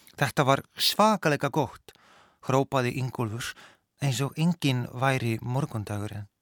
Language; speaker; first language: Icelandic; non-native, fluent; Polish